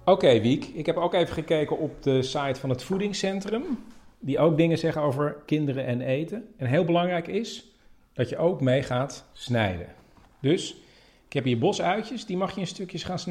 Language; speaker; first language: Dutch; native; Dutch